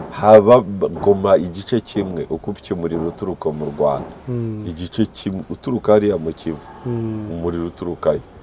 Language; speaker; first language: Kinyarwanda; native; Kinyarwanda